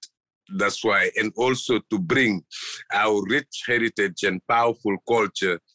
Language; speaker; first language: English; non-native, fluent; Wolof